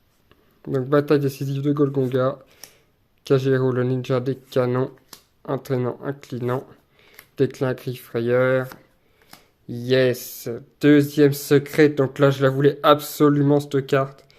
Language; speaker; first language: French; native; French